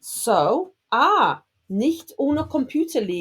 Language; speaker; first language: German; non-native, fluent; English